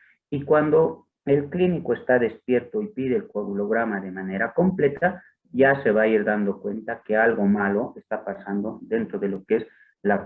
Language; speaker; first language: Spanish; native; Spanish